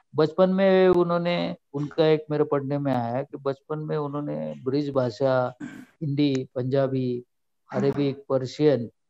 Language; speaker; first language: Hindi; non-native, local second language; Marathi